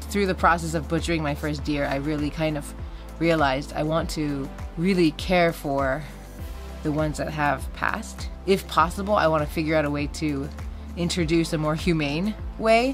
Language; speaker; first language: English; native; English